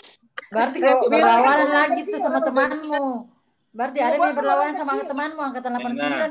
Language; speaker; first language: Indonesian; native; Indonesian